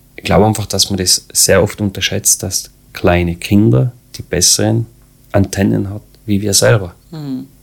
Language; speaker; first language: German; early bilingual, other home language; Croatian